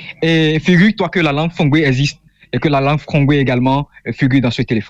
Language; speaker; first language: French; non-native, local second language; Fon